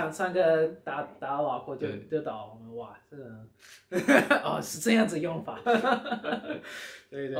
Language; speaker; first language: Chinese; early bilingual, heritage; Chinese